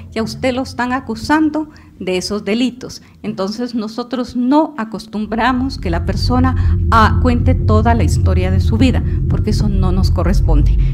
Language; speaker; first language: Spanish; native; Spanish